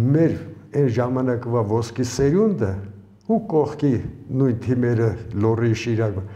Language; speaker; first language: Armenian; early bilingual, other home language; Ukrainian